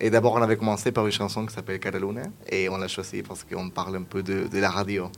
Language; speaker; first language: French; non-native, fluent; Spanish